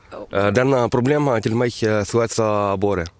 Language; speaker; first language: Swedish; non-native, learner; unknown